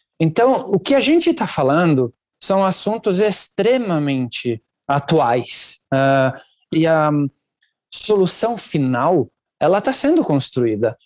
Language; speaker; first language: Portuguese; non-native, fluent; Italian